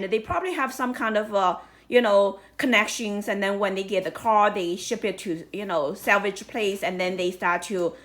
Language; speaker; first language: English; non-native, fluent; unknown